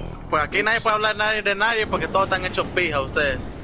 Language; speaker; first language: Spanish; early bilingual, heritage; Spanish